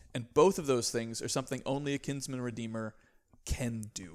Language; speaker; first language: English; native; English